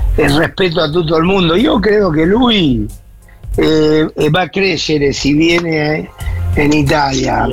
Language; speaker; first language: Italian; non-native, fluent; Spanish